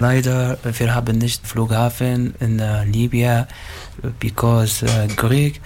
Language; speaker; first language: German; non-native, learner; Arabic